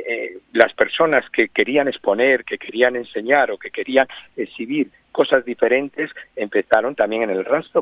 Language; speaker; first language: Spanish; native; Spanish